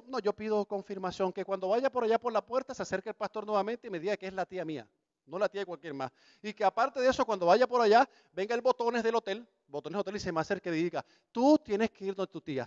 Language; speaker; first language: Spanish; native; Spanish